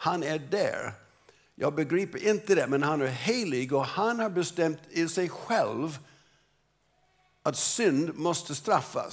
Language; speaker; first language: Swedish; non-native, fluent; English